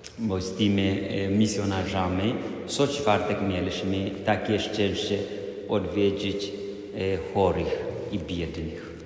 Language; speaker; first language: Polish; non-native, fluent; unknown